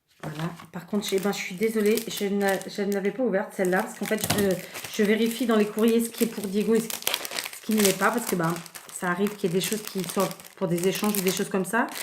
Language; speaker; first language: French; native; French